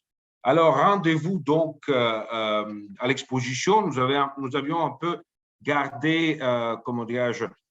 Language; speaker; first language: French; native; French